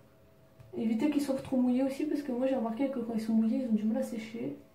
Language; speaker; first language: French; native; French